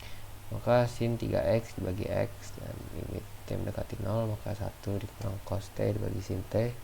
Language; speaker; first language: Indonesian; native; Indonesian